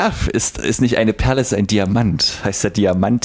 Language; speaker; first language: German; native; German